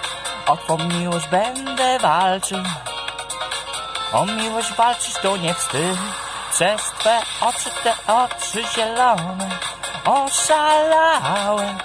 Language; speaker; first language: Polish; native; Polish